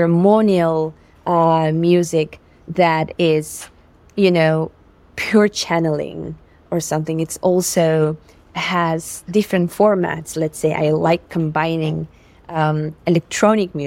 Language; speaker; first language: English; non-native, fluent; Yakut